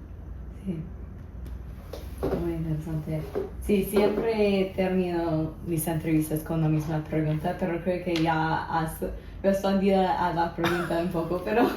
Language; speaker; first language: Spanish; non-native, learner; English